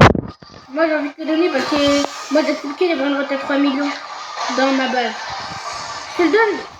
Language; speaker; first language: French; native; French